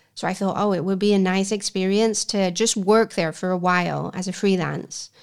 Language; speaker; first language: English; non-native, fluent; Spanish